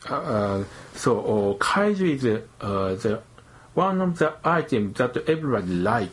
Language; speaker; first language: English; non-native, learner; Japanese